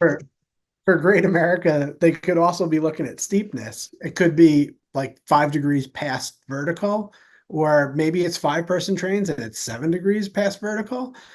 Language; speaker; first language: English; native; English